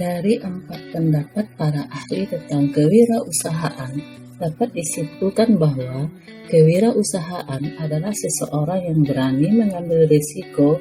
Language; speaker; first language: Indonesian; native; Indonesian